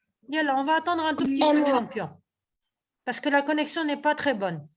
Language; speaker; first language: French; native; French